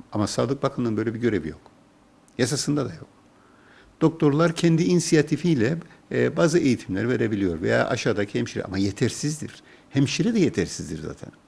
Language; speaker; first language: Turkish; native; Turkish